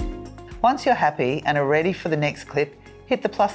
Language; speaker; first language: English; native; English